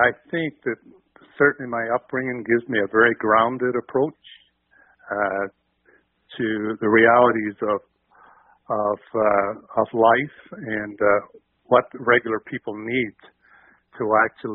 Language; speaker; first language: English; native; English